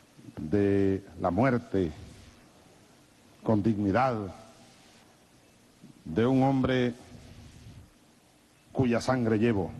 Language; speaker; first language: Spanish; native; Spanish